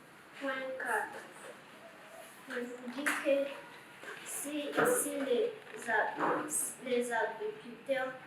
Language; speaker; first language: French; non-native, learner; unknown